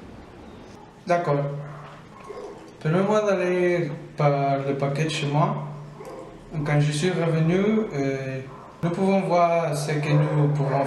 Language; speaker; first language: French; non-native, learner; Spanish